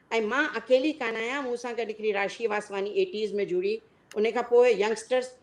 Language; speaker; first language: Sindhi; native; Sindhi